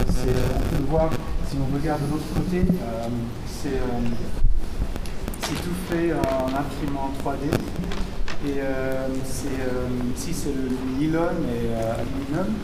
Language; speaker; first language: French; non-native, fluent; German